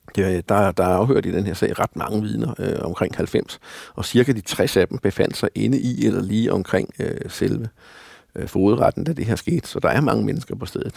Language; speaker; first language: Danish; native; Danish